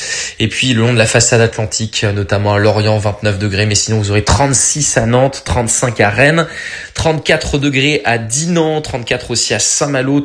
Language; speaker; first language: French; native; French